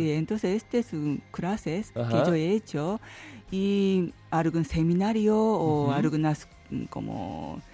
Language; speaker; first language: Spanish; non-native, learner; Japanese